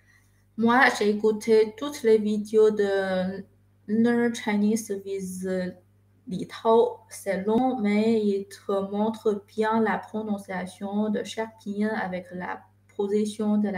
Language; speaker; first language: French; non-native, fluent; Chinese